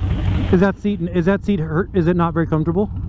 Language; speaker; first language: English; native; English